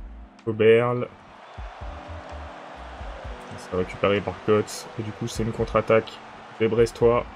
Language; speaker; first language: French; native; French